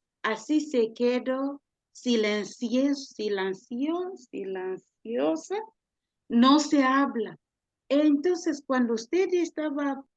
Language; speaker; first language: Spanish; non-native, learner; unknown